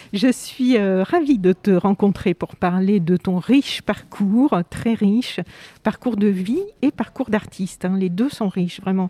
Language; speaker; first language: French; native; French